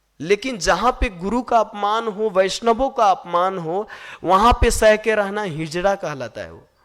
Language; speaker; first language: Hindi; non-native, fluent; Nepali